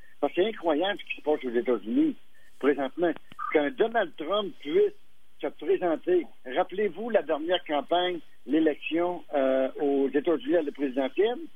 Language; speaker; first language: French; native; French